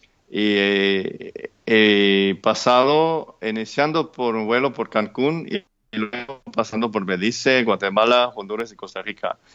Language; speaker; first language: Spanish; non-native, fluent; English